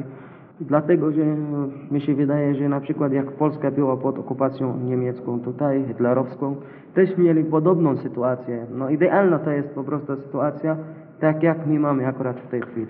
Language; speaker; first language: Polish; non-native, learner; Arabic